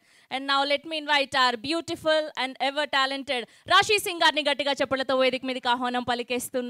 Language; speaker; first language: Telugu; native; Telugu